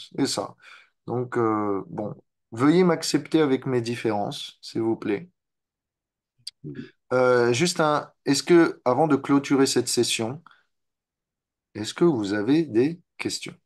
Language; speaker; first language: French; native; French